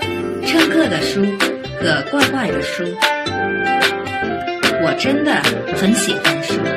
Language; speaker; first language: Chinese; non-native, learner; Korean